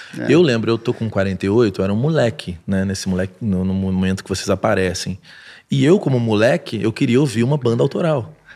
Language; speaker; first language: Portuguese; native; Portuguese